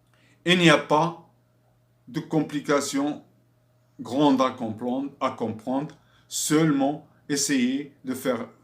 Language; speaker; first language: French; non-native, fluent; Arabic